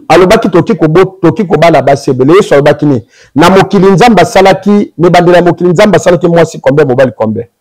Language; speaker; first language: Lingala; native; Lingala